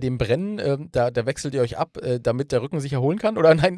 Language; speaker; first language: German; native; German